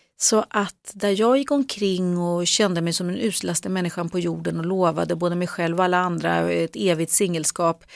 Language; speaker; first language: Swedish; native; Swedish